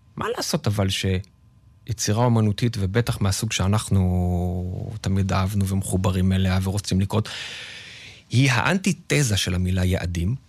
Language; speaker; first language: Hebrew; native; Hebrew